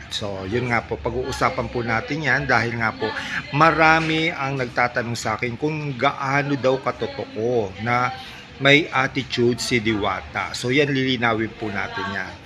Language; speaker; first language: Filipino; non-native, local second language; Waray